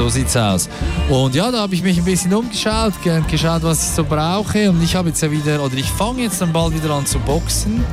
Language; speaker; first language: German; native; German